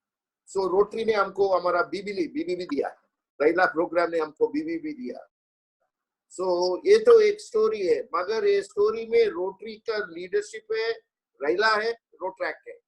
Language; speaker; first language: Hindi; non-native, local second language; Telugu